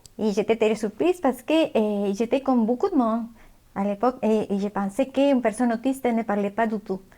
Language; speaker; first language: French; non-native, fluent; Spanish